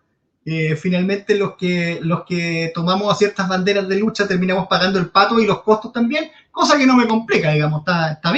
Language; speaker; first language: Spanish; native; Spanish